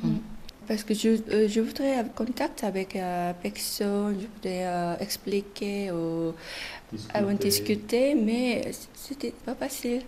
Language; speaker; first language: French; non-native, learner; Korean